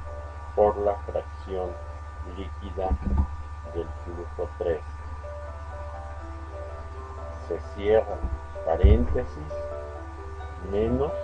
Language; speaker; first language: Spanish; native; Spanish